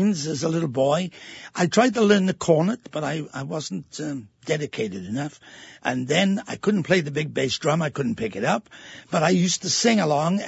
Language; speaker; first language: English; native; English